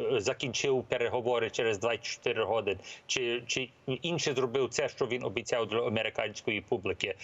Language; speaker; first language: Ukrainian; early bilingual, heritage; English